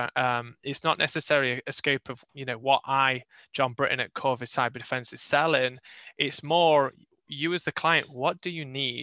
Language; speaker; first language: English; native; English